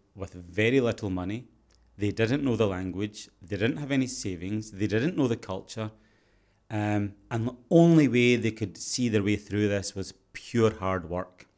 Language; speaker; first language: English; early bilingual, other home language; Urdu